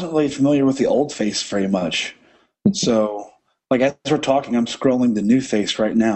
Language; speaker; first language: English; native; English